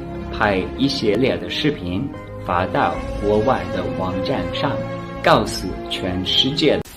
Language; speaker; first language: Chinese; non-native, fluent; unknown